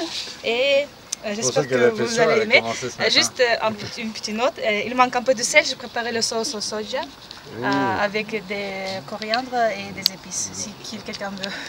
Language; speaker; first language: French; non-native, fluent; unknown